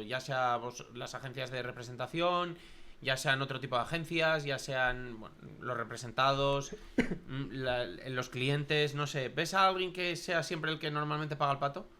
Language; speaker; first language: Spanish; native; Spanish